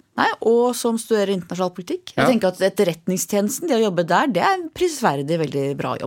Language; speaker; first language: Norwegian; native; Norwegian